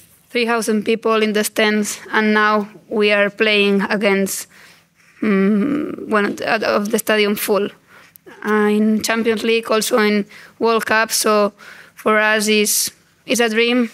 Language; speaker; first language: English; non-native, learner; Spanish